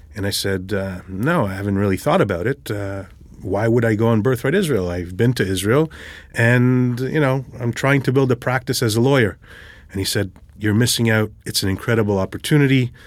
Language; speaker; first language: English; early bilingual, other home language; Hebrew